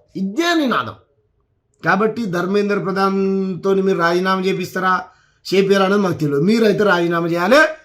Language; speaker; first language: Telugu; native; Telugu